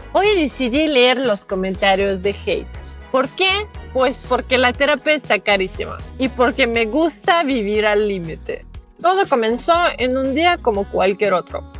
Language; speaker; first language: Spanish; non-native, fluent; Russian